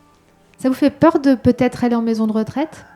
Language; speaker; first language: French; native; French